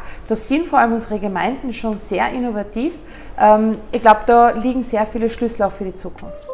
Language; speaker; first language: German; native; German